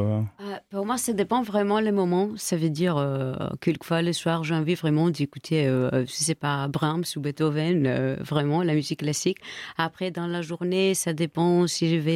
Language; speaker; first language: French; non-native, fluent; Greek